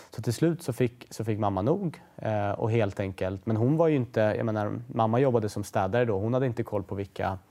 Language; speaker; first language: Swedish; native; Swedish